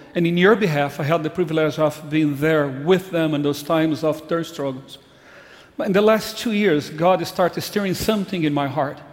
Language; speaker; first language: English; non-native, fluent; Portuguese